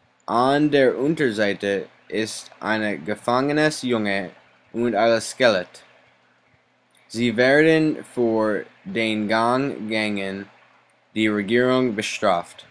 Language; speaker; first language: German; non-native, learner; English